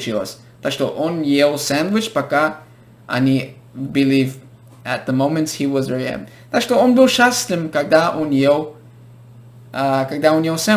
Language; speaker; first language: Russian; non-native, fluent; English